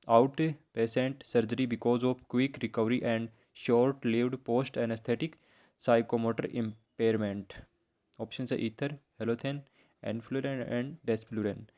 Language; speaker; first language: English; non-native, local second language; Hindi